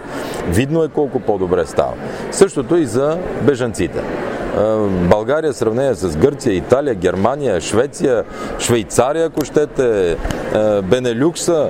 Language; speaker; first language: Bulgarian; native; Bulgarian